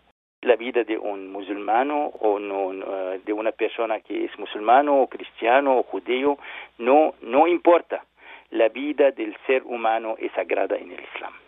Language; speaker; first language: Spanish; non-native, learner; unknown